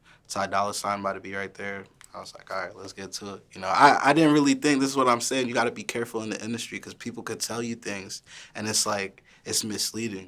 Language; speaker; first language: English; early bilingual, other home language; Haitian Creole